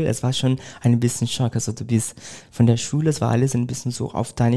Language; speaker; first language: German; non-native, fluent; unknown